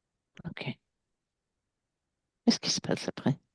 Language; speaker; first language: French; native; French